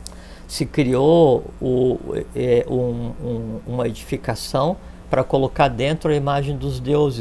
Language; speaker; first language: Portuguese; native; Portuguese